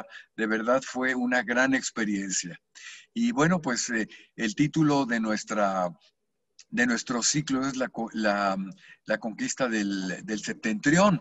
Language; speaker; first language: Spanish; native; Spanish